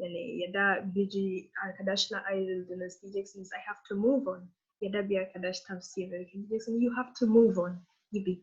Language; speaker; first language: Turkish; non-native, learner; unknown